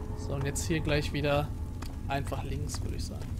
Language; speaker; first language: German; native; German